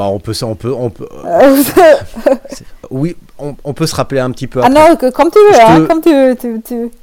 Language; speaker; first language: French; native; French